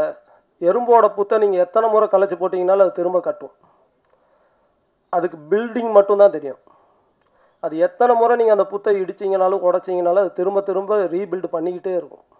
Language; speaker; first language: Tamil; native; Tamil